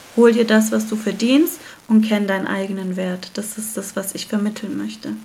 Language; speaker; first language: German; early bilingual, other home language; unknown